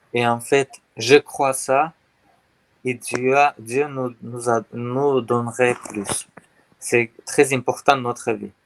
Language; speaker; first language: French; non-native, learner; Armenian